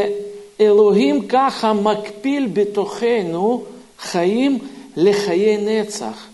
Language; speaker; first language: Hebrew; non-native, fluent; Russian